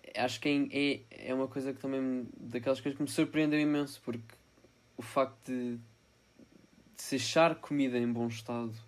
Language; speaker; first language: Portuguese; non-native, fluent; Italian